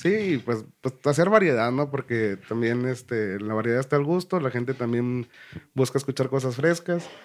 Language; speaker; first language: Spanish; native; Spanish